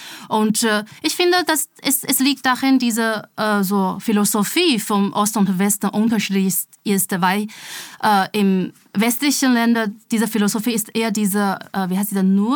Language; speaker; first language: German; non-native, fluent; Chinese